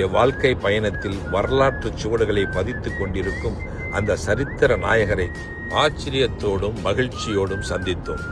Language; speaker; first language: Tamil; native; Tamil